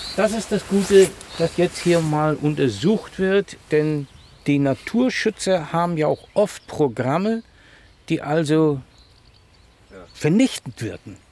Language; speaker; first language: German; native; German